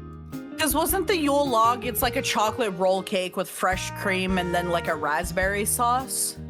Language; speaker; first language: English; native; English